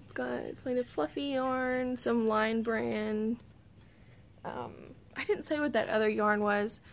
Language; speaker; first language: English; native; English